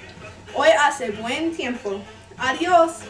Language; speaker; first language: Spanish; non-native, learner; English